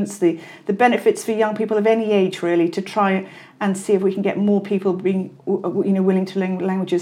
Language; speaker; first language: English; native; English